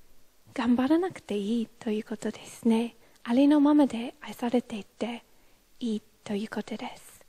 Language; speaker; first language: Japanese; non-native, fluent; English